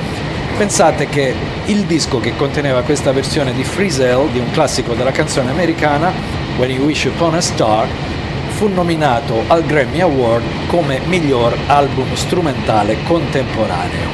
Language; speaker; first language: Italian; native; Italian